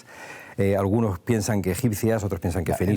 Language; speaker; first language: Spanish; native; Spanish